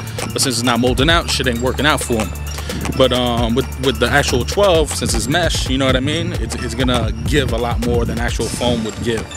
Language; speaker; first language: English; native; English